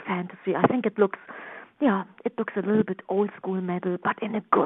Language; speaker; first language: English; non-native, fluent; German